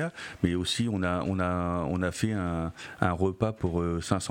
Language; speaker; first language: French; native; French